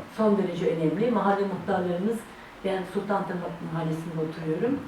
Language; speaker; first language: Turkish; native; Turkish